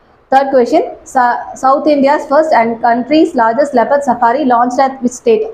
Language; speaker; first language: English; non-native, local second language; Tamil